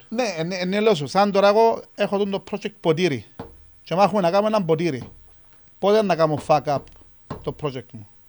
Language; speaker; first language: Greek; native; Greek